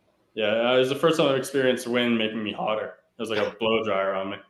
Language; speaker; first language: English; native; English